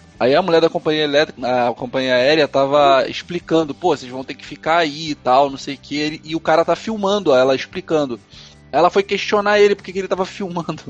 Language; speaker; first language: Portuguese; native; Portuguese